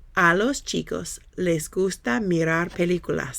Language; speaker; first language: Spanish; non-native, fluent; English